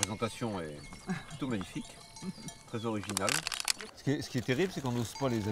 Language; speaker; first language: French; native; French